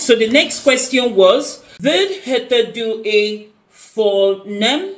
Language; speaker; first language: Swedish; non-native, learner; English